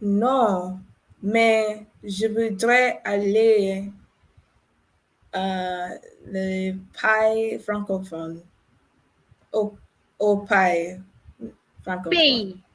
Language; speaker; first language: French; non-native, learner; English